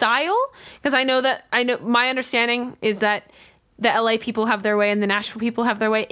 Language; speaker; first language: English; native; English